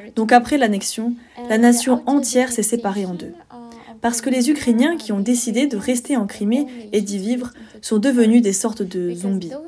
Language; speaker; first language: French; non-native, fluent; Ukrainian